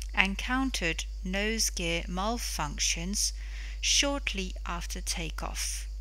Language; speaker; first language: English; non-native, fluent; French